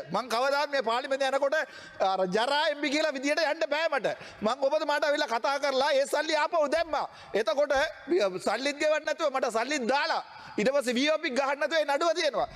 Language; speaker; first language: Sinhala; non-native, local second language; Tamil